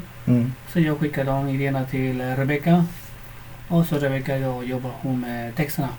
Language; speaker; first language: Swedish; non-native, fluent; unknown